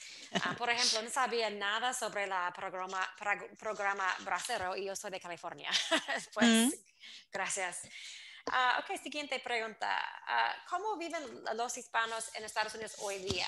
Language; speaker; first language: Spanish; non-native, fluent; English